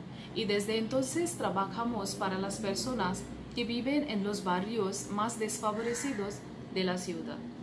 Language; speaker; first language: Spanish; non-native, fluent; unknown